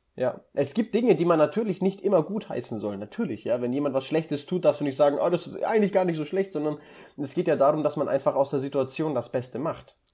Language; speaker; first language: German; early bilingual, other home language; Russian